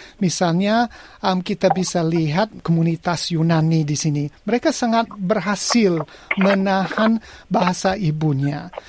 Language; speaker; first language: Indonesian; non-native, fluent; English